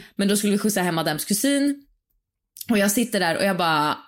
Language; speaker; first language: Swedish; native; Swedish